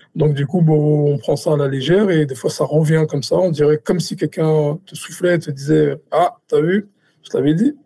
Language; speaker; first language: French; native; French